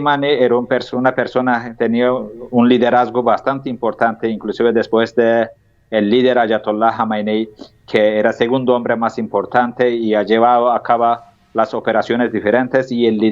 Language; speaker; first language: Spanish; non-native, fluent; Turkish